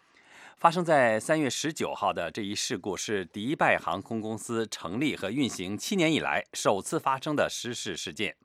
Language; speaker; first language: Chinese; native; Chinese